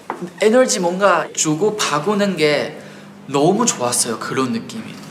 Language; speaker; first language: Korean; non-native, fluent; Chinese